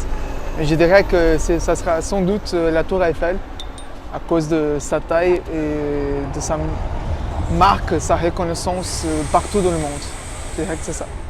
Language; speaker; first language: French; non-native, fluent; Portuguese